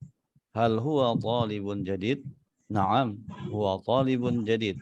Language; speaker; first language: Arabic; non-native, fluent; Indonesian